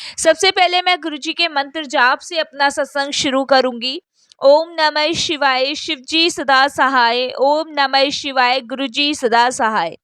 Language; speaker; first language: Hindi; native; Hindi